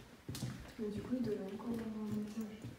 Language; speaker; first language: French; native; French